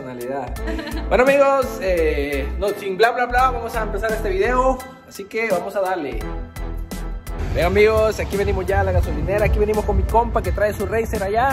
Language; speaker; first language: Spanish; native; Spanish